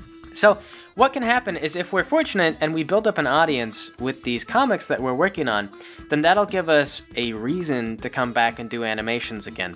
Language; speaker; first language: English; native; English